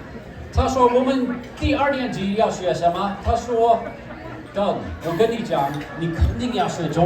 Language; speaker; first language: Chinese; non-native, fluent; English